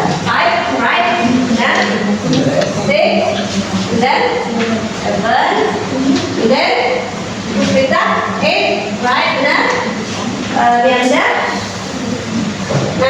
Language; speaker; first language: English; non-native, fluent; Indonesian